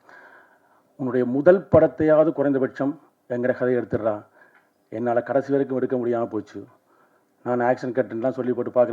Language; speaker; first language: Tamil; native; Tamil